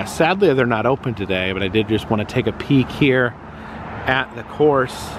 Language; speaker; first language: English; native; English